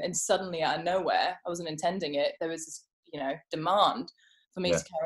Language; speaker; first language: English; native; English